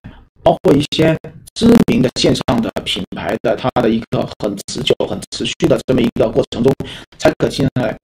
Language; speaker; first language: Chinese; native; Chinese